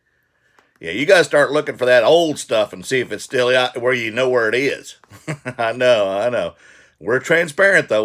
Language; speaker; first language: English; native; English